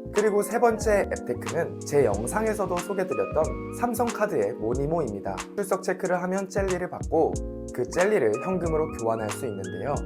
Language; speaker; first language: Korean; native; Korean